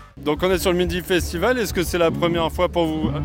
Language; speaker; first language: French; native; French